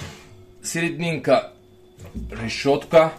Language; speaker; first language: Russian; non-native, learner; Turkish